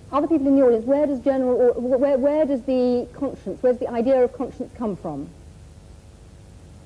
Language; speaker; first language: English; native; English